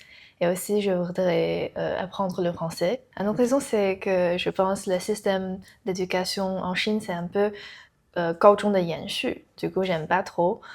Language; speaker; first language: French; non-native, learner; Chinese